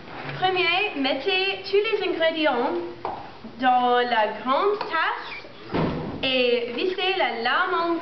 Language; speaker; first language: French; non-native, learner; English